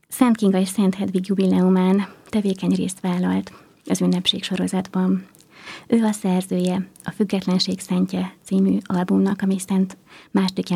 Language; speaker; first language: Hungarian; native; Hungarian